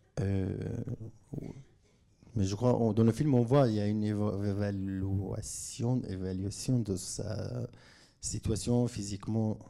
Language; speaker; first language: French; non-native, fluent; Kurdish